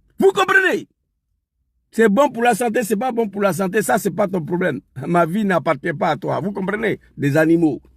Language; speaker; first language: French; non-native, local second language; Dyula